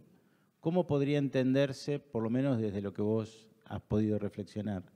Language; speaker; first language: Spanish; native; Spanish